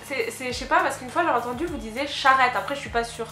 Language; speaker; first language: French; native; French